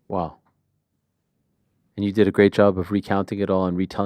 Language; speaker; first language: English; native; English